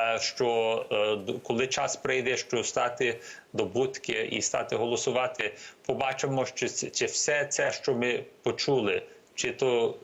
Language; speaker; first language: Ukrainian; early bilingual, heritage; Ukrainian